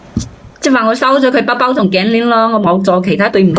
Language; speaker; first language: Cantonese; native; Cantonese